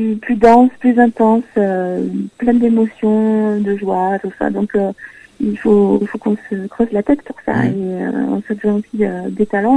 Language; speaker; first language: French; native; French